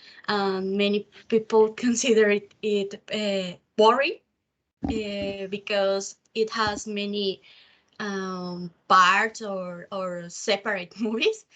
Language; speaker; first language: English; non-native, learner; Spanish